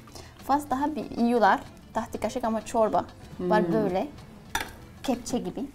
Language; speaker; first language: Turkish; non-native, learner; Arabic